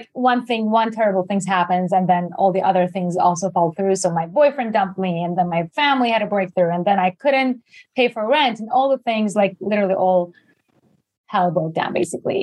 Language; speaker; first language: English; non-native, fluent; Persian